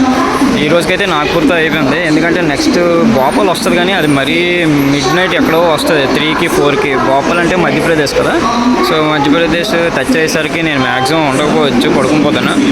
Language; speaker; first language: Telugu; native; Telugu